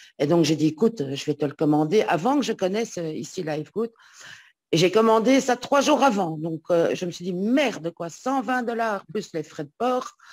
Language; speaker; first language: French; native; French